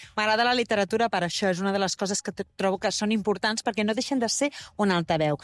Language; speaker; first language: Catalan; native; Catalan